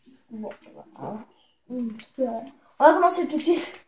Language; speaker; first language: French; native; French